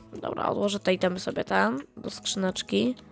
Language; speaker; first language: Polish; native; Polish